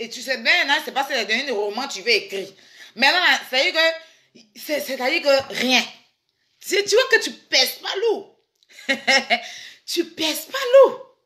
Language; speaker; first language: French; native; French